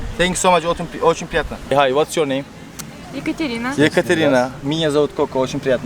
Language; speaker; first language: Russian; non-native, learner; Turkish